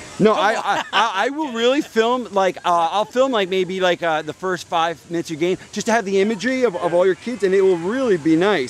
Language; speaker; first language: English; native; English